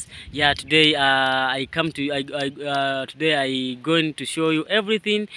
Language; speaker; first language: English; non-native, learner; Swahili